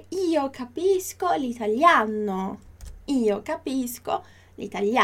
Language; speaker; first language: Italian; non-native, fluent; Portuguese